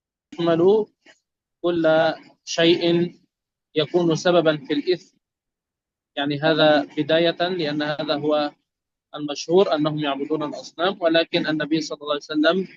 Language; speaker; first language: Arabic; native; Arabic